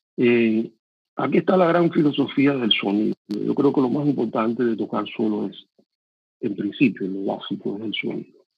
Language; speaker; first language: Spanish; native; Spanish